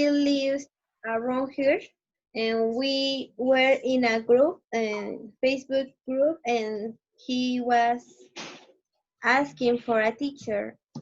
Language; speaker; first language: English; non-native, learner; Spanish